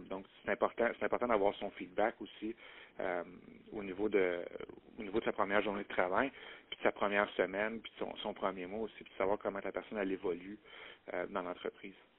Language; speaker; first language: French; native; French